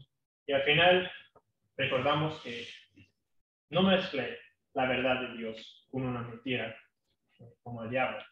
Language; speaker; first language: Spanish; non-native, fluent; English